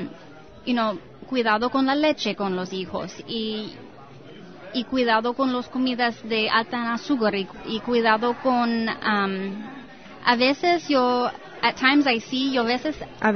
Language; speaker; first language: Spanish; non-native, learner; English